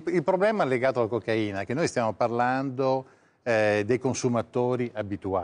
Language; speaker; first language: Italian; native; Italian